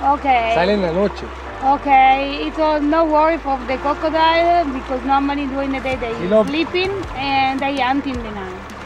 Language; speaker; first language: English; non-native, learner; Italian